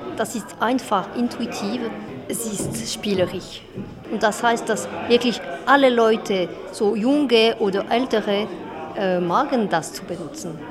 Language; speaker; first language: German; non-native, local second language; French